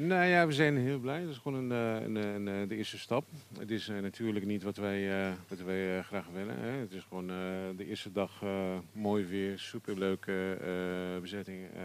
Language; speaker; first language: Dutch; non-native, fluent; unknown